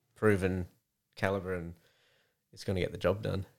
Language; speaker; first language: English; native; English